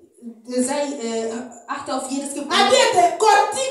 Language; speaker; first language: German; non-native, fluent; Lingala